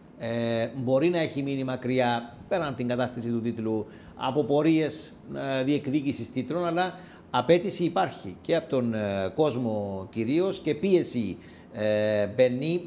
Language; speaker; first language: Greek; native; Greek